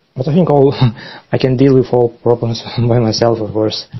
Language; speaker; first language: English; non-native, learner; Russian